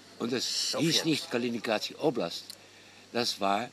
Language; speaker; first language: German; non-native, fluent; Dutch